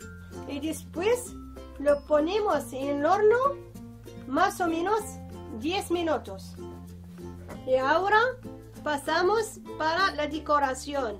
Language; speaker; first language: Spanish; non-native, fluent; Arabic